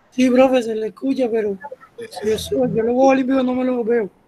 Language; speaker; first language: Spanish; native; Spanish